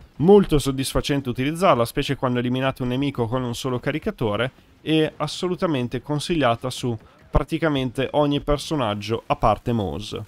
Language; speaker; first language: Italian; native; Italian